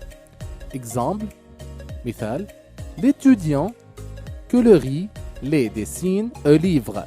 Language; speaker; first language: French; non-native, local second language; Arabic